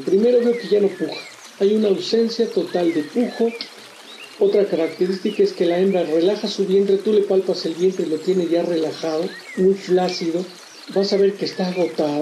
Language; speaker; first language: Spanish; native; Spanish